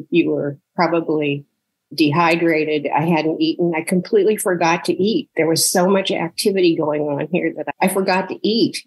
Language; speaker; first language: English; native; English